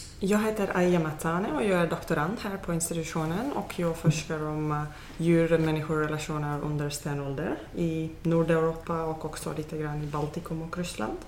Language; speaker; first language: Swedish; non-native, fluent; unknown